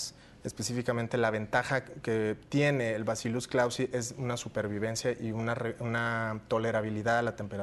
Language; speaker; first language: Spanish; native; Spanish